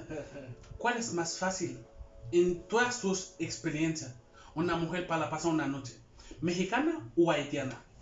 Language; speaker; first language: Spanish; non-native, learner; Haitian Creole